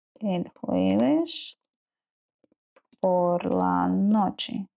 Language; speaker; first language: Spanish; non-native, learner; Ukrainian